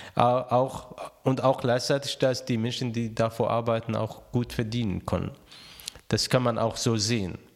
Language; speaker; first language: German; non-native, fluent; Arabic